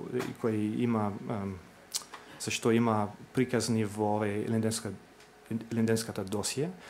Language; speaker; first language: Macedonian; non-native, fluent; English